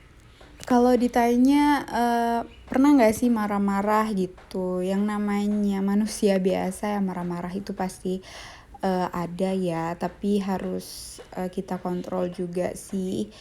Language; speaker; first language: Indonesian; native; Indonesian